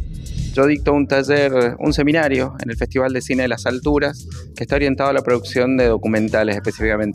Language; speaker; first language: Spanish; native; Spanish